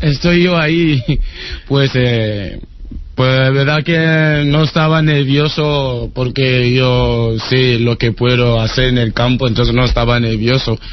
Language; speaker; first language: Spanish; non-native, learner; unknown